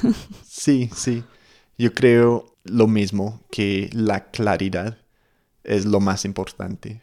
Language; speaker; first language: Spanish; non-native, fluent; English